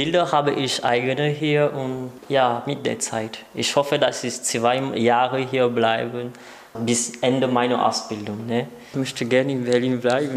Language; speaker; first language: German; non-native, learner; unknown